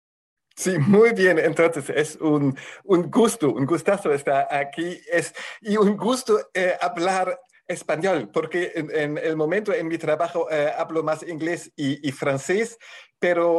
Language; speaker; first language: Spanish; non-native, fluent; German